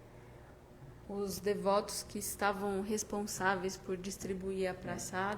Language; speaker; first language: Portuguese; native; Portuguese